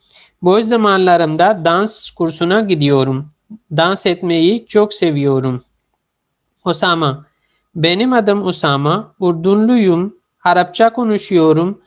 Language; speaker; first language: Turkish; non-native, fluent; Urdu